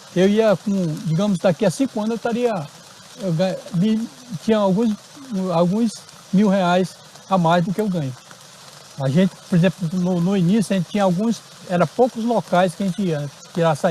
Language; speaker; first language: Portuguese; native; Portuguese